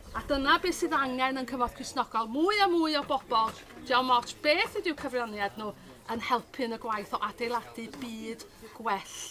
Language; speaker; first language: Welsh; native; Welsh